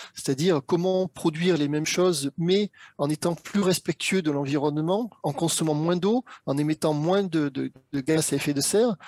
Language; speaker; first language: French; native; French